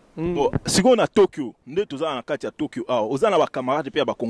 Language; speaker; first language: Lingala; native; Lingala